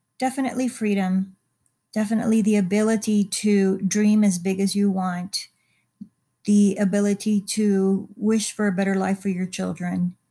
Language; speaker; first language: English; early bilingual, other home language; Spanish